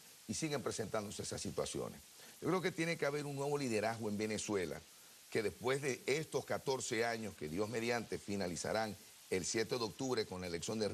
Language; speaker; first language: Spanish; native; Spanish